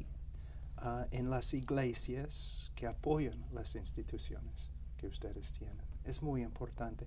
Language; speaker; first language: Spanish; non-native, fluent; English